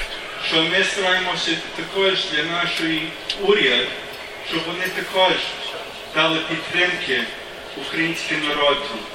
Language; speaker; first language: Ukrainian; non-native, learner; English